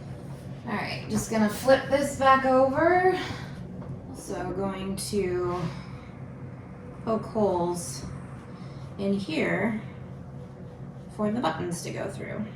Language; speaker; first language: English; native; English